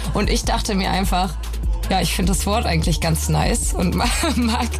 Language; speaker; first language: German; native; German